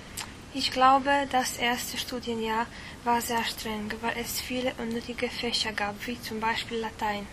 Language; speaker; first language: German; non-native, fluent; Polish